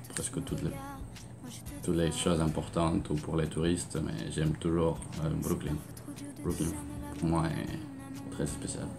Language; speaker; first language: French; non-native, fluent; Spanish